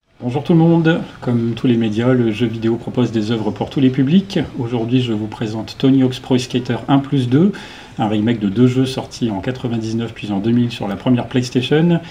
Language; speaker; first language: French; native; French